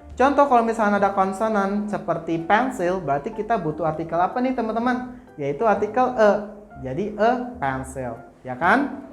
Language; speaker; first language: Indonesian; native; Indonesian